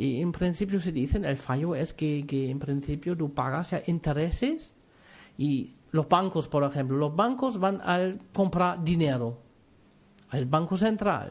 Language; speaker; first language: Spanish; non-native, fluent; German